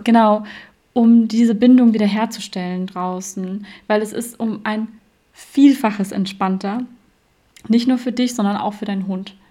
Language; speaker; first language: German; native; German